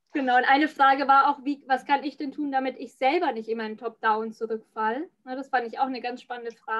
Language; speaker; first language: German; native; German